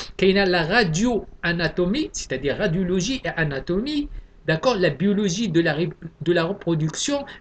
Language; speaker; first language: French; non-native, local second language; Arabic